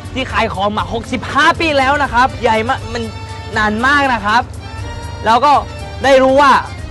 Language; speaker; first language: Thai; early bilingual, other home language; Spanish